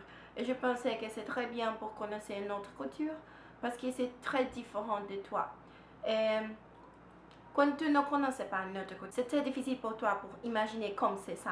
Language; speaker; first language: French; non-native, learner; Portuguese